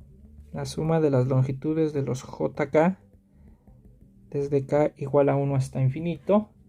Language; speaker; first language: Spanish; native; Spanish